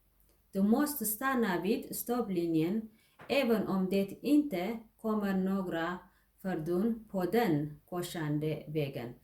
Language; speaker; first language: Swedish; non-native, learner; Tigrinya